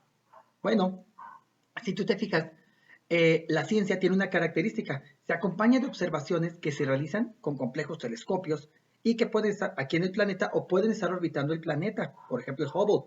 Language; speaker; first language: Spanish; native; Spanish